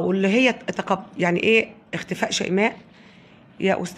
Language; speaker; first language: Arabic; native; Arabic